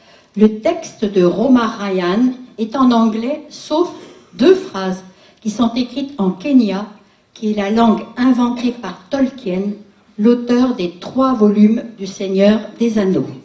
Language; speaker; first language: French; native; French